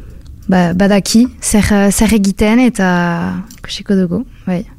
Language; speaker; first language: Basque; non-native, local second language; French